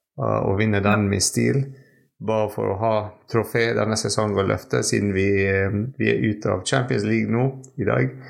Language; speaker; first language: Norwegian; non-native, fluent; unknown